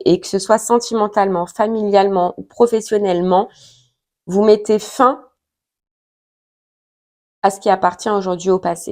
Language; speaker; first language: French; native; French